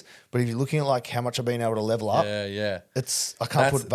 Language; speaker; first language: English; native; English